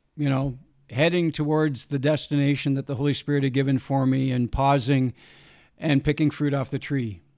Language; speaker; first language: English; native; English